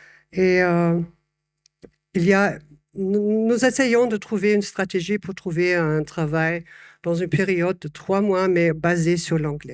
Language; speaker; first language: French; non-native, fluent; German